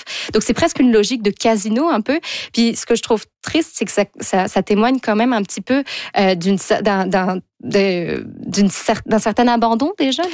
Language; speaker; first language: French; native; French